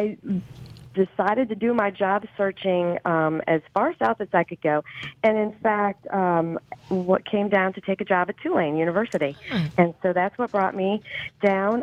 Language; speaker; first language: English; native; English